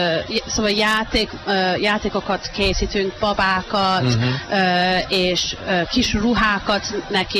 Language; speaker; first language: Hungarian; early bilingual, heritage; Hungarian